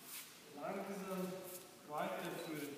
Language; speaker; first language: German; non-native, learner; Serbian